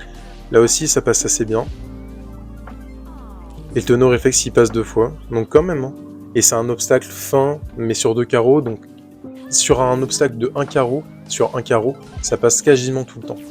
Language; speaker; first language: French; native; French